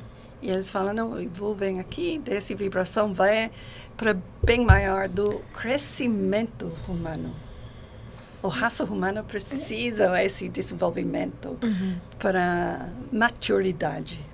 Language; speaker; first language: Portuguese; non-native, learner; English